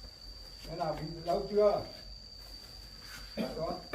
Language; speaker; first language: Vietnamese; native; Vietnamese